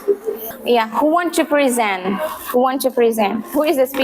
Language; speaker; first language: English; non-native, fluent; Indonesian